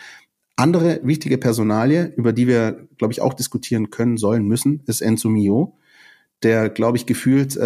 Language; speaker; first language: German; native; German